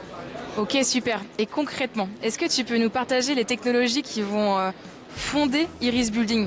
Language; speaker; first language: French; native; French